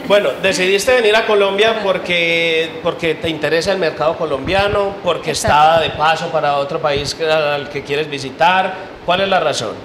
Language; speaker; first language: Spanish; native; Spanish